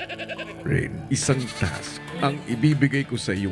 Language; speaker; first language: Filipino; native; Filipino